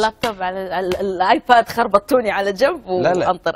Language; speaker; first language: Arabic; native; Arabic